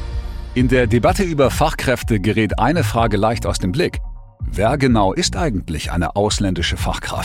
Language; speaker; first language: German; native; German